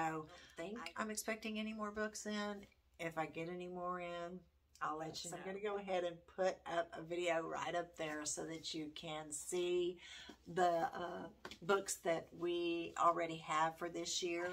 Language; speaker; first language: English; native; English